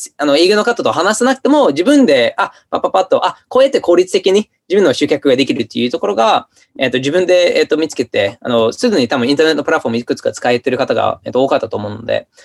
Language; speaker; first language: Japanese; non-native, fluent; English